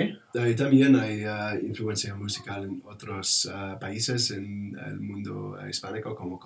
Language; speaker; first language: Spanish; non-native, learner; English